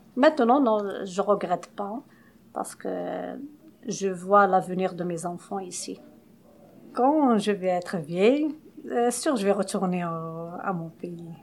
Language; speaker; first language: French; non-native, local second language; Arabic